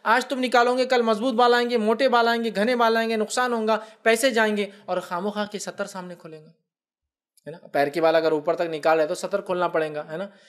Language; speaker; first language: Urdu; native; Urdu